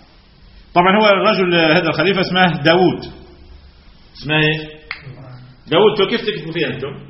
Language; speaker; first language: Arabic; native; Arabic